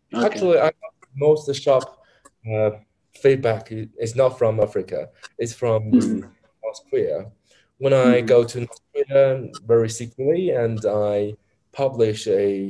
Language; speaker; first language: English; non-native, learner; Chinese